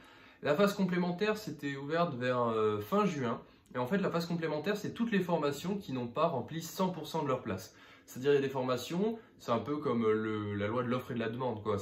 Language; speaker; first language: French; native; French